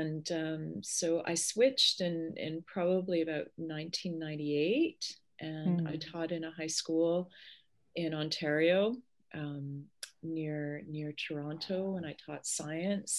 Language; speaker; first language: English; early bilingual, other home language; Polish